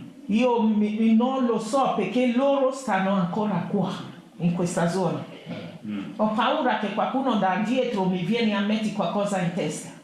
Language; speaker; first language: Italian; non-native, fluent; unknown